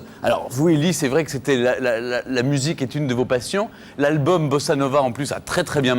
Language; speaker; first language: French; native; French